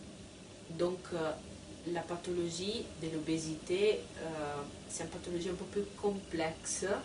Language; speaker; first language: French; non-native, fluent; Italian